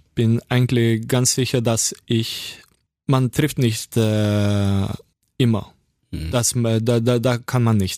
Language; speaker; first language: German; non-native, learner; Norwegian